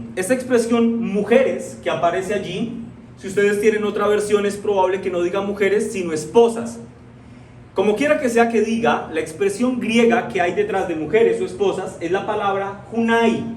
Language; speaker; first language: Spanish; native; Spanish